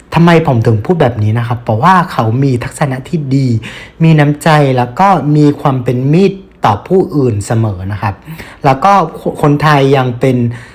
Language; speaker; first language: Thai; non-native, fluent; Vietnamese